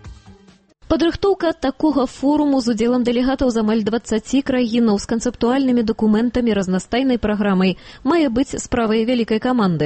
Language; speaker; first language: Belarusian; native; Belarusian